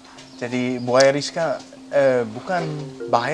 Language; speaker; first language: Indonesian; non-native, learner; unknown